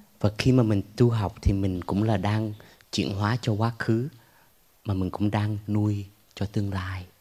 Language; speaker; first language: Vietnamese; early bilingual, heritage; Vietnamese